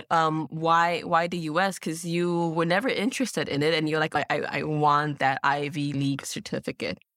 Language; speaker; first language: English; native; English